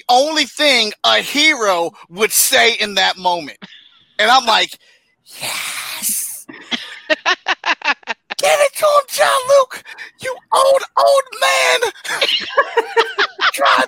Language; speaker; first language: English; native; English